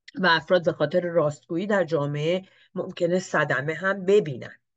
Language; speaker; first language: Persian; native; Persian